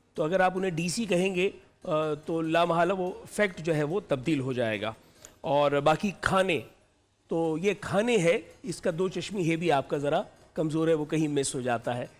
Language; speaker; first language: Urdu; native; Urdu